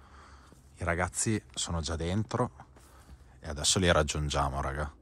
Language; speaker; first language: Italian; native; Italian